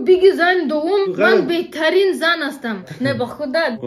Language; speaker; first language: Persian; non-native, learner; German